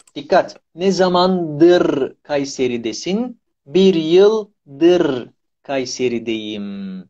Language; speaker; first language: Turkish; native; Turkish